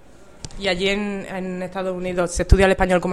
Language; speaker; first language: Spanish; native; Spanish